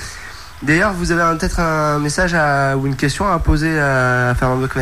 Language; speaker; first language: French; native; French